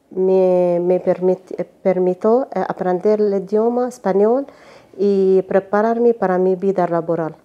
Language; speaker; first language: Spanish; non-native, learner; Arabic